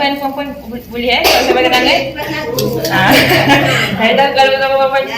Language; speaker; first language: Malay; native; Malay